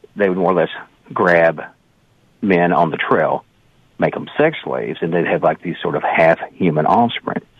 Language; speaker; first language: English; native; English